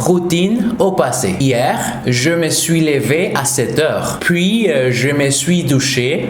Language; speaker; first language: French; non-native, fluent; Spanish